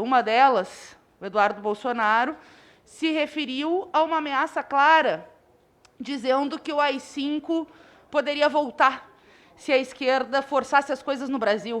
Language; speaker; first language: Portuguese; native; Portuguese